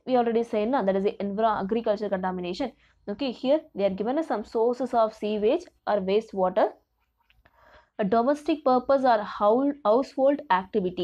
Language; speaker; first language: English; non-native, local second language; Tamil